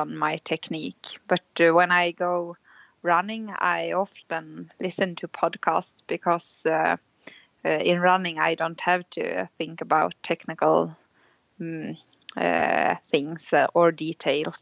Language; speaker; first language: English; non-native, fluent; Swedish